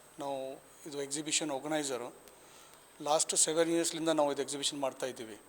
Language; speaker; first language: Kannada; non-native, local second language; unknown